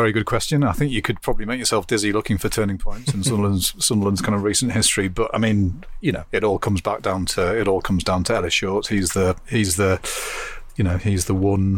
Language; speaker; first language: English; native; English